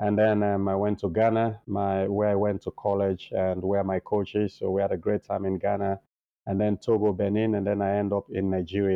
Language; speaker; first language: English; non-native, local second language; Krio